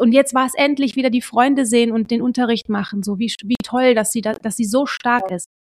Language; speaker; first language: German; native; German